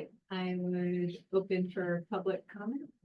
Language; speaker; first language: English; native; English